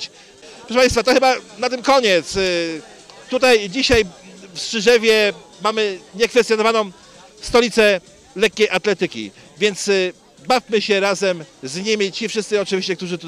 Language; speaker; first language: Polish; native; Polish